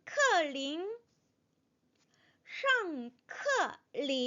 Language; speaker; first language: Chinese; non-native, fluent; Korean